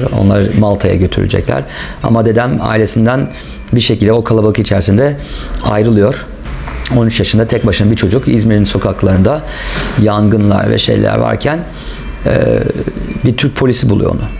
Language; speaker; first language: Turkish; non-native, local second language; English